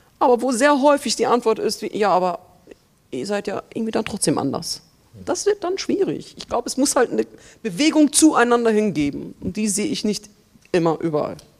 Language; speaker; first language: German; native; German